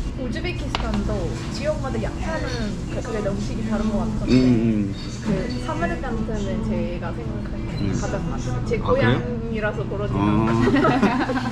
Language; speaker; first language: Korean; non-native, fluent; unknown